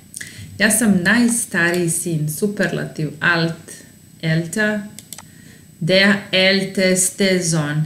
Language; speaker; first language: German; non-native, fluent; Serbian